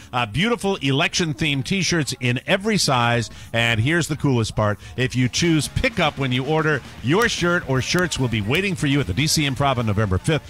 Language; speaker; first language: English; native; English